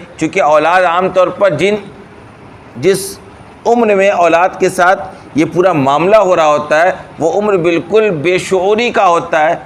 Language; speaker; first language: Urdu; native; Urdu